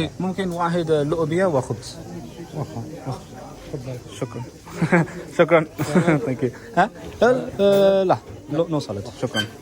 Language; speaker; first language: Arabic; non-native, learner; English